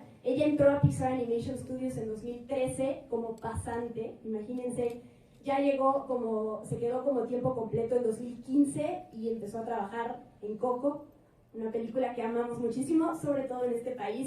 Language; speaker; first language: Spanish; native; Spanish